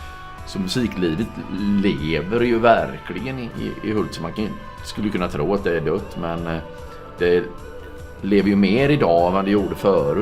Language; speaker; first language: Swedish; native; Swedish